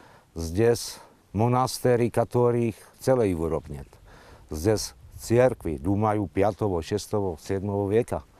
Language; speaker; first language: Russian; non-native, learner; Slovak